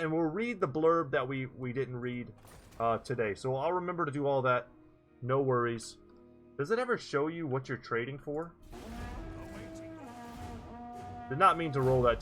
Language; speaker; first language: English; native; English